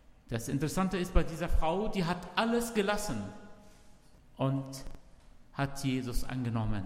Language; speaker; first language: German; non-native, learner; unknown